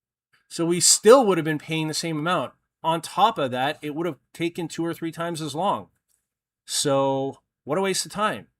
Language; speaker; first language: English; native; English